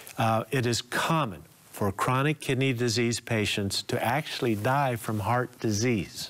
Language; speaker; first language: English; native; English